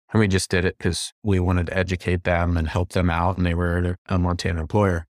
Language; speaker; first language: English; native; English